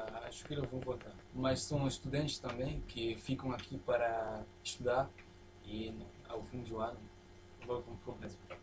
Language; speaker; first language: Portuguese; non-native, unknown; French